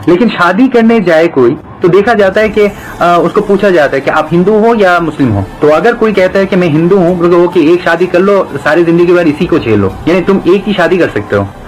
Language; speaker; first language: Hindi; non-native, fluent; Bangla